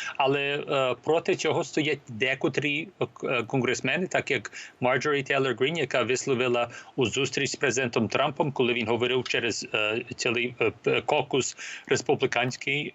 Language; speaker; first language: Ukrainian; early bilingual, heritage; Ukrainian